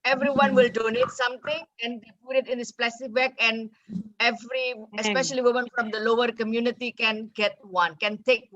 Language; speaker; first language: English; non-native, fluent; Indonesian